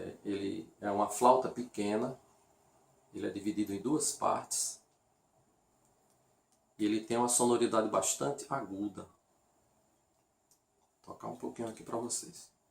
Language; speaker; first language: Portuguese; native; Portuguese